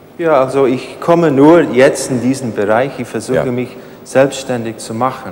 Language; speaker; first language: German; non-native, fluent; English